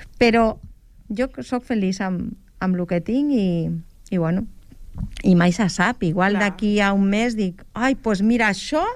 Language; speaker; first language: Catalan; non-native, local second language; Spanish